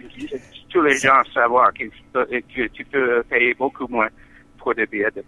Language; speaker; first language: French; non-native, learner; English